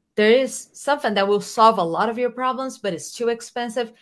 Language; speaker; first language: English; non-native, fluent; Portuguese